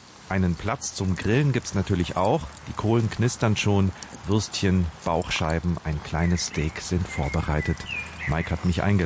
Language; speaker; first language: German; native; German